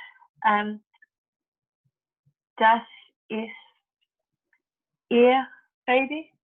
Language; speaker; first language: German; non-native, learner; English